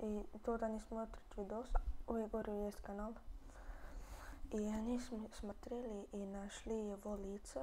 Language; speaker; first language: Russian; early bilingual, heritage; Russian